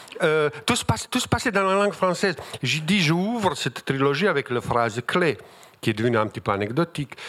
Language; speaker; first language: French; non-native, fluent; Bosnian